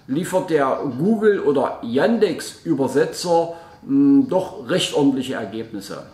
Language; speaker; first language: German; native; German